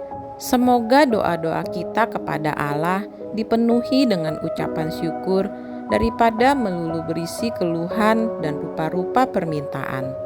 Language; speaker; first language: Indonesian; native; Indonesian